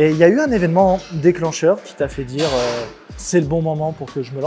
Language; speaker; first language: French; native; French